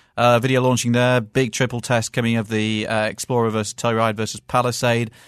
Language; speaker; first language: English; native; English